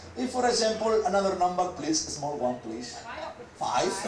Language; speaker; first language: English; non-native, learner; Spanish